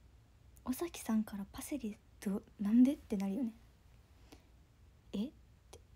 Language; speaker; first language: Japanese; native; Japanese